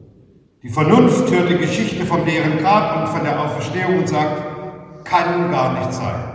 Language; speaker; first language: German; native; German